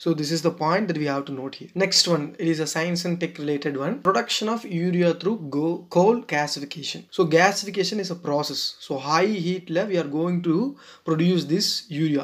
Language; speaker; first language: English; non-native, local second language; Tamil